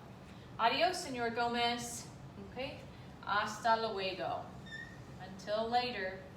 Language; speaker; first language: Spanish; non-native, fluent; English